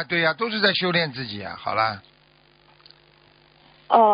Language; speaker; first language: Chinese; native; Chinese